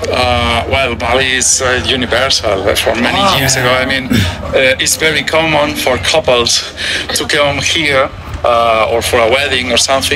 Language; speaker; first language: English; non-native, fluent; Spanish